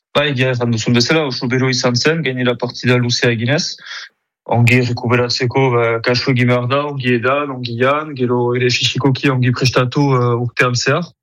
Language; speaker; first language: Basque; native; Basque